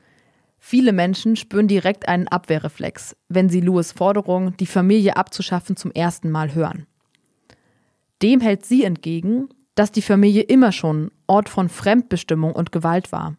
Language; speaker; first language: German; native; German